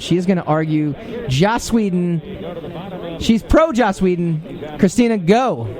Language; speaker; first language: English; native; English